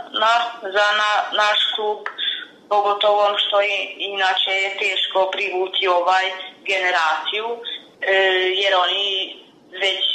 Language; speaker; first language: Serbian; non-native, local second language; Hungarian